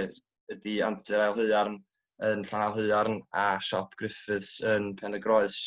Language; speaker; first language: Welsh; native; Welsh